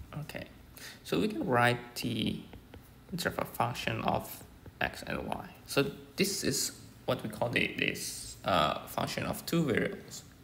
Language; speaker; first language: English; non-native, fluent; Indonesian